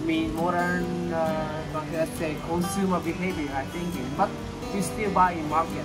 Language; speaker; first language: English; non-native, learner; Japanese